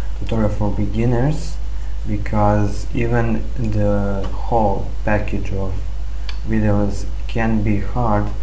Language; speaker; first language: English; non-native, fluent; Serbian